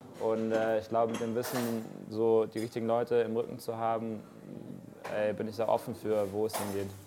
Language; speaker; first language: German; native; German